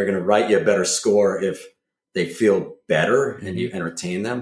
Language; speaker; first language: English; native; English